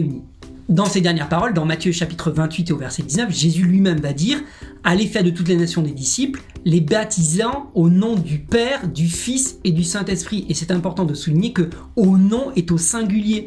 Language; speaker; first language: French; native; French